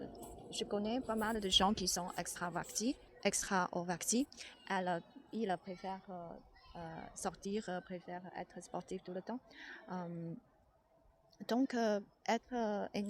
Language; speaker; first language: French; non-native, learner; Chinese